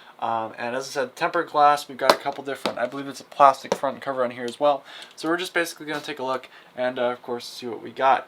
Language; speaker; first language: English; native; English